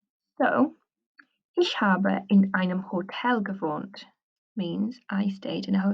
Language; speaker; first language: German; non-native, fluent; English